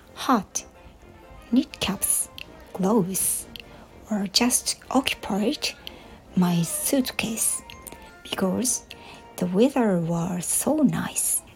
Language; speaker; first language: English; non-native, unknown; Japanese